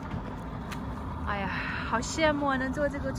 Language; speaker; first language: Chinese; native; Chinese